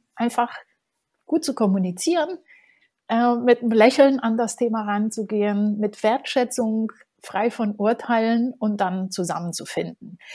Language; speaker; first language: German; non-native, fluent; Romanian